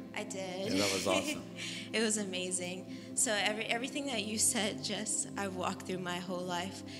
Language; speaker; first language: English; native; English